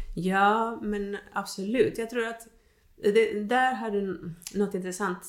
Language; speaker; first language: Swedish; non-native, fluent; Spanish